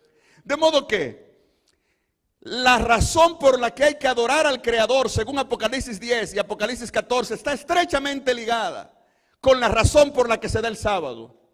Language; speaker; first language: Spanish; native; Spanish